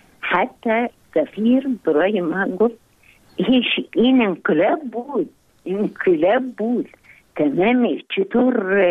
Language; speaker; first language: Persian; non-native, learner; Arabic